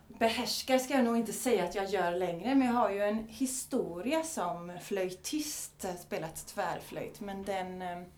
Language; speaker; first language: Swedish; native; Swedish